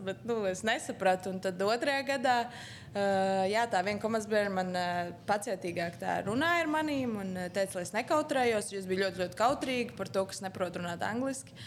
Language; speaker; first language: Latvian; native; Latvian